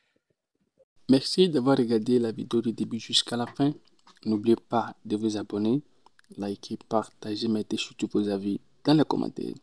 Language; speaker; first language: French; non-native, local second language; Ewe